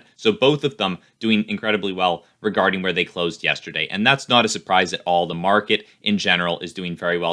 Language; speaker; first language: English; native; English